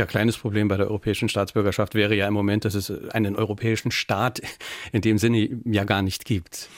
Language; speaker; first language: German; native; German